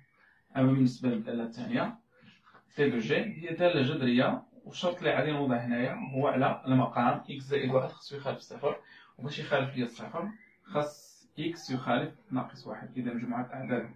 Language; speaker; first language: Arabic; native; Arabic